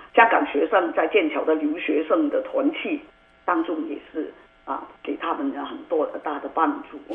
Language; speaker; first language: Chinese; non-native, local second language; Cantonese